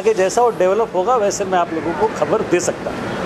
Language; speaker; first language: Hindi; native; Hindi